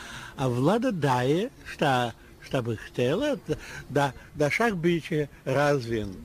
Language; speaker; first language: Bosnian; non-native, learner; Russian